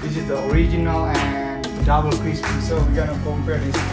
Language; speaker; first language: English; non-native, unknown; Indonesian